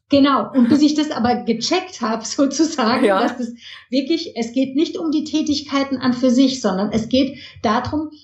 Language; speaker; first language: German; early bilingual, heritage; German